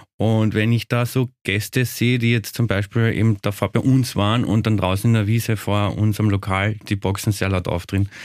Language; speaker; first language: German; native; German